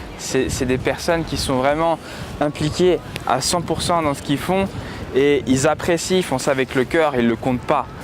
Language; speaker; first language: French; native; French